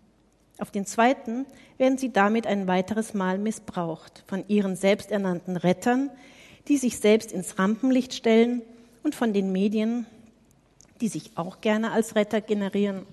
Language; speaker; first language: German; native; German